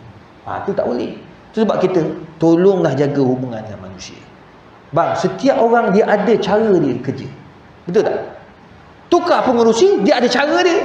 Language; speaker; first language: Malay; native; Malay